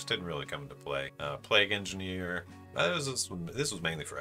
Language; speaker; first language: English; native; English